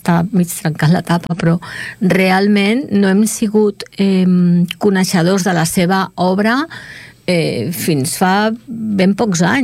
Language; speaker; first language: Catalan; native; Catalan